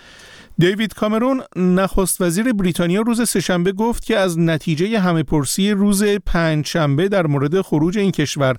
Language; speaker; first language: Persian; native; Persian